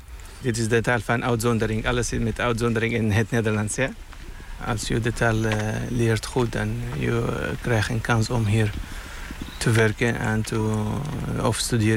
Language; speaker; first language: Dutch; non-native, fluent; Arabic